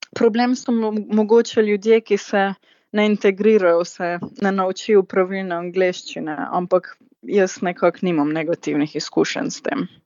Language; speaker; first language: Slovenian; native; Slovenian